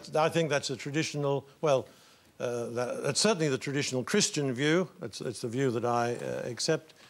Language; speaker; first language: English; native; English